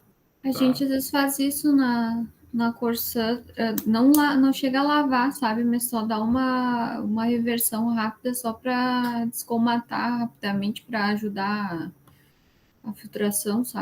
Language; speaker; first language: Portuguese; native; Portuguese